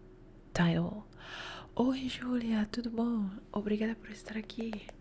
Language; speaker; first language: Portuguese; non-native, learner; Italian